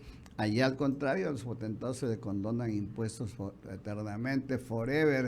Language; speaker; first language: Spanish; native; Spanish